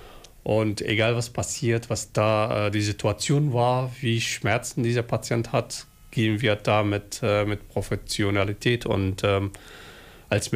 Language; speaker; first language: German; non-native, learner; Somali